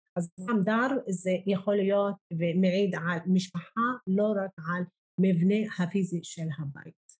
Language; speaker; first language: Hebrew; non-native, local second language; Arabic